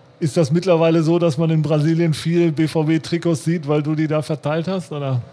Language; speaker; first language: German; native; German